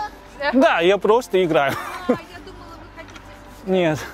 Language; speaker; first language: Russian; non-native, learner; Vietnamese